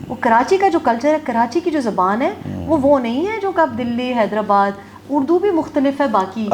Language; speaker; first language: Urdu; early bilingual, heritage; Urdu